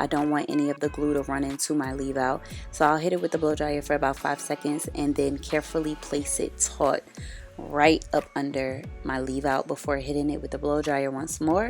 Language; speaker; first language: English; native; English